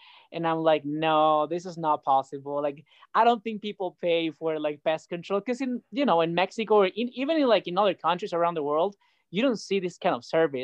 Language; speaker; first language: English; non-native, fluent; Spanish